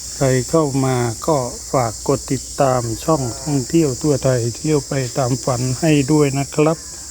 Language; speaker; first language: Thai; native; Thai